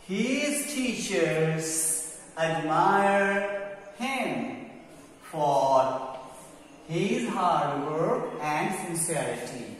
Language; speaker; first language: English; non-native, local second language; Gujarati